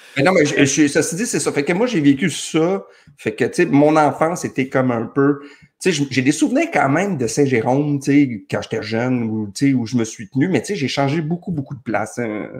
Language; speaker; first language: French; native; French